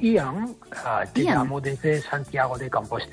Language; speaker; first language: Spanish; non-native, fluent; English